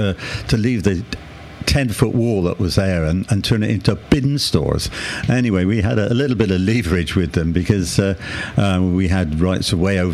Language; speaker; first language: English; native; English